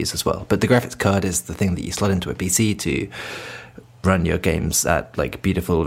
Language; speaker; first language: English; native; English